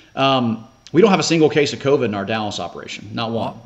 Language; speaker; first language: English; native; English